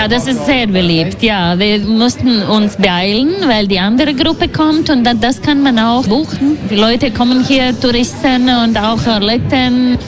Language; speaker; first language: German; non-native, learner; Latvian